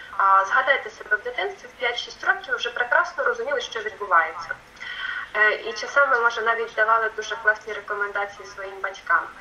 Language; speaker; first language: Ukrainian; non-native, local second language; Russian